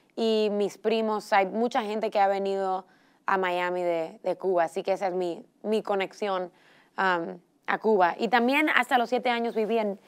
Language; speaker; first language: Spanish; early bilingual, heritage; Spanish